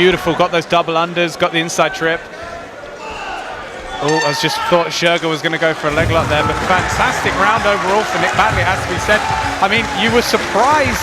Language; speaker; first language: English; native; English